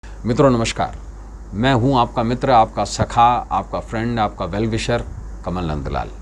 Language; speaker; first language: Hindi; native; Hindi